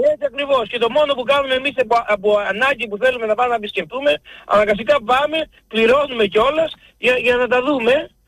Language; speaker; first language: Greek; native; Greek